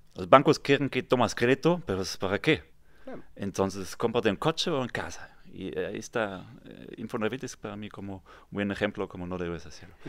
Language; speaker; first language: Spanish; non-native, fluent; German